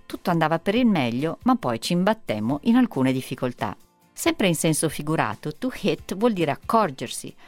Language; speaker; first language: Italian; native; Italian